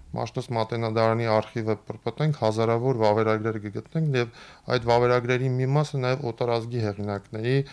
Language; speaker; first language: Armenian; native; Armenian